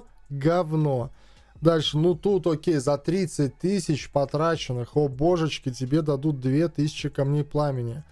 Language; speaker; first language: Russian; native; Russian